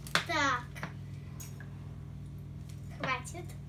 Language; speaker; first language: Russian; early bilingual, heritage; Russian